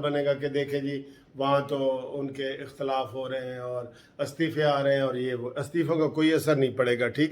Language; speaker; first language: Urdu; native; Urdu